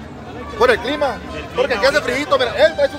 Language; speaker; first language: Spanish; native; Spanish